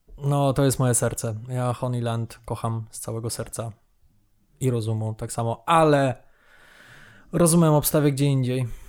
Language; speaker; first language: Polish; native; Polish